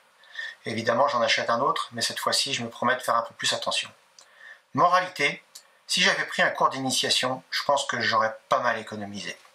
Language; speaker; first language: French; native; French